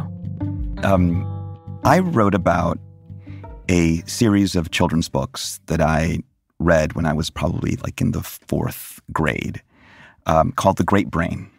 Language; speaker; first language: English; native; English